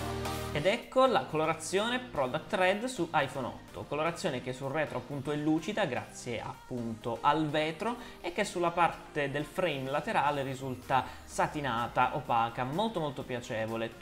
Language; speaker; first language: Italian; native; Italian